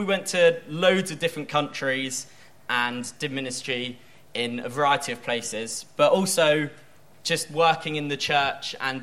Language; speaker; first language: English; native; English